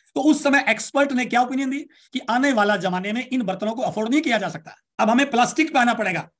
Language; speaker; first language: Hindi; native; Hindi